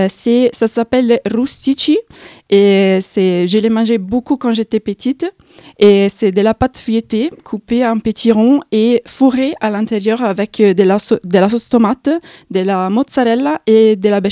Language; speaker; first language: French; non-native, fluent; Italian